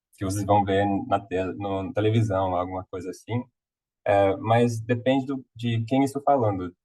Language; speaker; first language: Portuguese; non-native, fluent; English